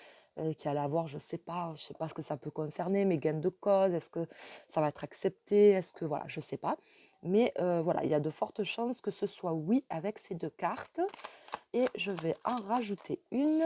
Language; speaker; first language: French; native; French